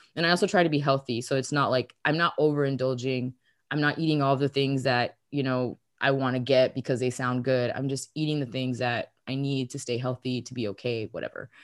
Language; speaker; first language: English; early bilingual, other home language; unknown